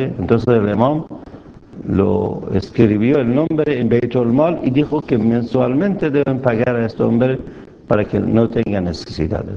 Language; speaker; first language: Spanish; non-native, fluent; Persian